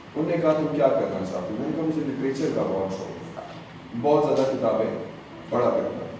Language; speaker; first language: Urdu; non-native, local second language; Pahari-Potwari